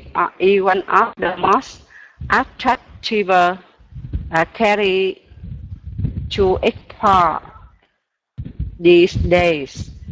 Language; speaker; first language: English; non-native, learner; Vietnamese